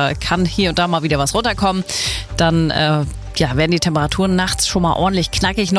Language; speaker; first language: German; native; German